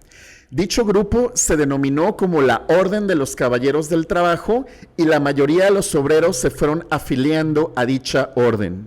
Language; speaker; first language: Spanish; native; Spanish